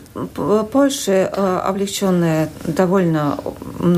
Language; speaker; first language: Russian; non-native, local second language; Latvian